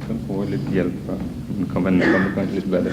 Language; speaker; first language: Norwegian; non-native, learner; Urdu